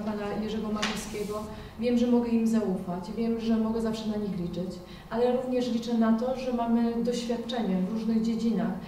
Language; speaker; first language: Polish; native; Polish